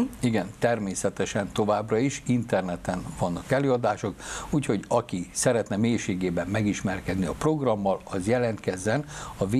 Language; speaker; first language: Hungarian; native; Hungarian